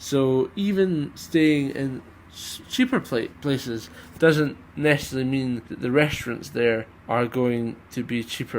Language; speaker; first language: English; native; English